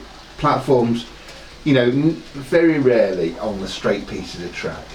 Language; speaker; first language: English; native; English